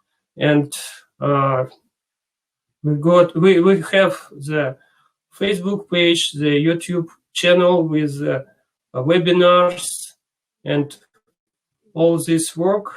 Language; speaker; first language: English; non-native, learner; Russian